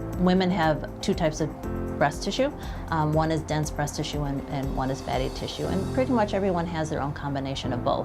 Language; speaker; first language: English; native; English